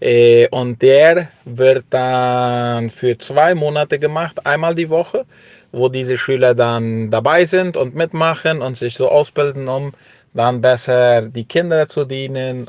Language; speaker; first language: German; early bilingual, heritage; German